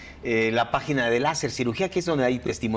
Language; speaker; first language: Spanish; native; Spanish